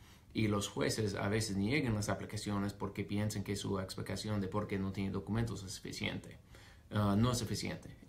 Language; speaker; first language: Spanish; non-native, fluent; English